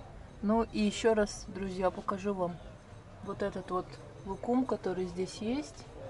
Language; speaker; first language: Russian; native; Russian